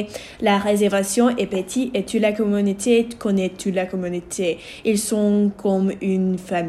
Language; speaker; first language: French; non-native, learner; English